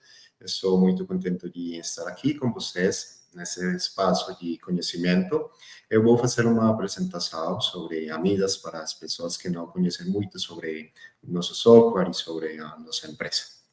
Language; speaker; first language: Portuguese; non-native, fluent; Spanish